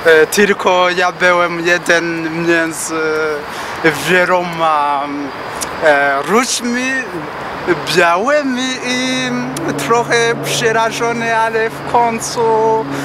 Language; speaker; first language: Polish; non-native, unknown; Rundi